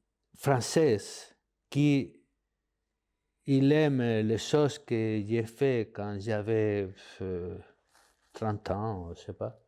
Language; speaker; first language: French; non-native, fluent; Spanish